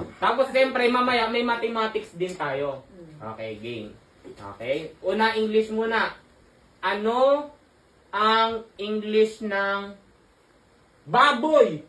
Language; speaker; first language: Filipino; native; Filipino